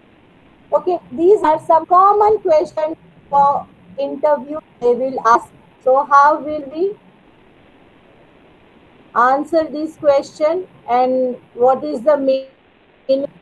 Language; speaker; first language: English; non-native, learner; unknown